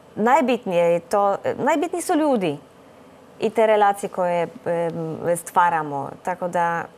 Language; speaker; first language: Croatian; non-native, fluent; Polish